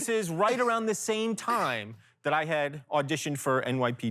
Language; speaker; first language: English; native; English